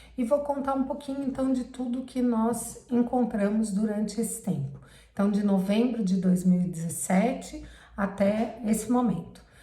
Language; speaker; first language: Portuguese; native; Portuguese